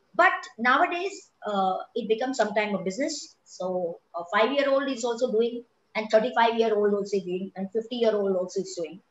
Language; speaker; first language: English; non-native, local second language; Kachhi